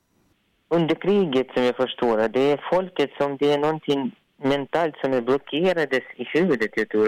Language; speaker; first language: Swedish; non-native, learner; Ukrainian